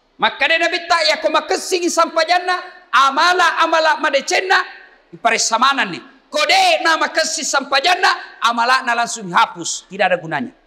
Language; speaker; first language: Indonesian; non-native, local second language; Buginese